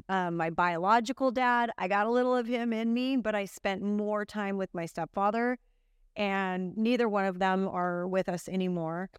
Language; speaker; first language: English; native; English